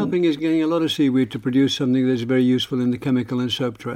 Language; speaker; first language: English; native; English